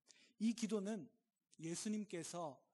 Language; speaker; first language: Korean; native; Korean